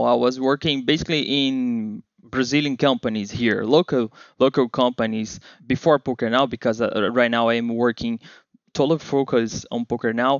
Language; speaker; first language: English; non-native, fluent; Portuguese